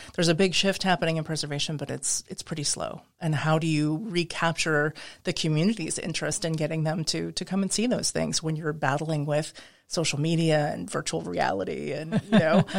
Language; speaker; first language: English; native; English